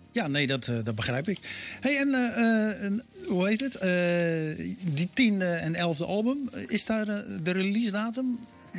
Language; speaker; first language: Dutch; native; Dutch